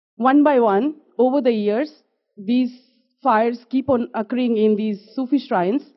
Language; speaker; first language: English; non-native, local second language; Kashmiri